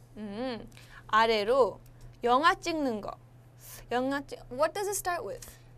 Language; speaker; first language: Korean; early bilingual, heritage; Korean